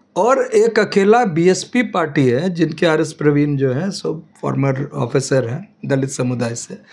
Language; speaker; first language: Hindi; native; Hindi